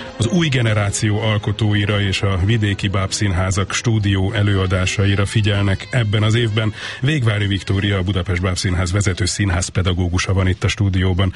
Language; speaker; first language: Hungarian; native; Hungarian